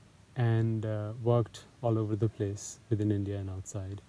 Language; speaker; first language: English; non-native, local second language; Hindi